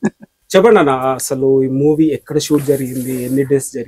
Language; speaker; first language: Telugu; native; Telugu